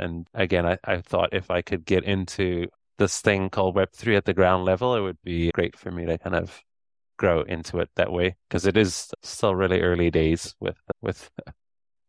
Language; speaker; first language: English; native; English